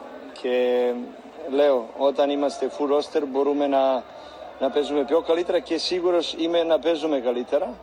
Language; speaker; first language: Greek; non-native, learner; Serbian